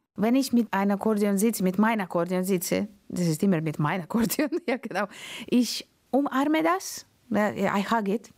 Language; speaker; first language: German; non-native, learner; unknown